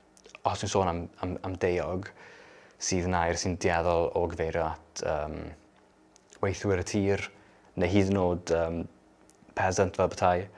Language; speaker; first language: Welsh; native; Welsh